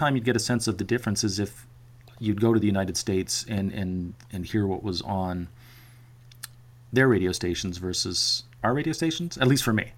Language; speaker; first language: English; native; English